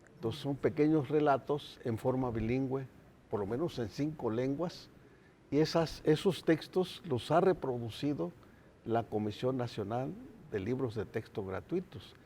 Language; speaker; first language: Spanish; non-native, local second language; Nahuatl languages